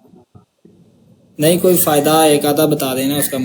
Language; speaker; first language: Urdu; non-native, local second language; Punjabi